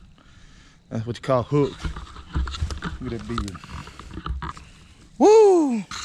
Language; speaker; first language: English; native; English